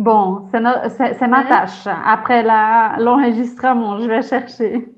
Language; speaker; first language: French; non-native, fluent; Portuguese